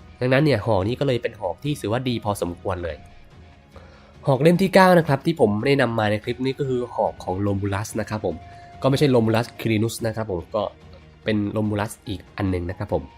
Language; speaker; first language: Thai; native; Thai